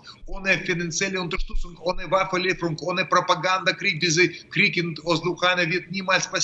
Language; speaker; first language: German; non-native, fluent; Russian